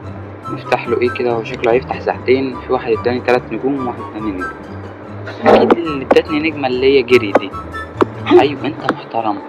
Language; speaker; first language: Arabic; native; Arabic